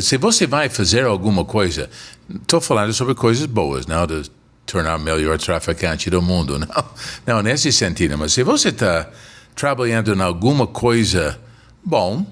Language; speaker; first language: Portuguese; non-native, fluent; English